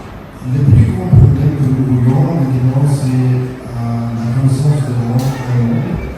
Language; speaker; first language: French; non-native, fluent; German